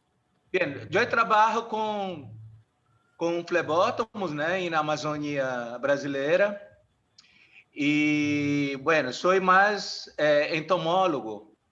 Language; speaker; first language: Portuguese; non-native, fluent; Spanish